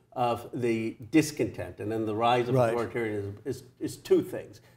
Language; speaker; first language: English; native; English